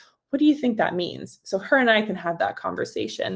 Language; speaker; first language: English; native; English